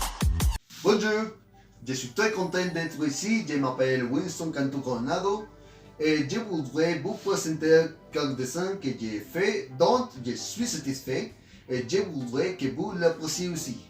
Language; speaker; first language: French; non-native, learner; Spanish